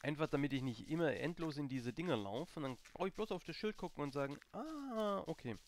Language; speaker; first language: German; native; German